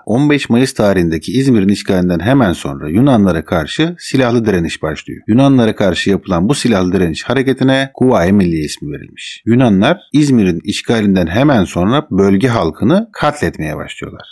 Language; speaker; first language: Turkish; native; Turkish